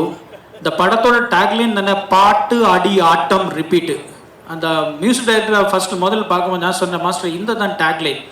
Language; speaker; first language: Tamil; non-native, learner; Malayalam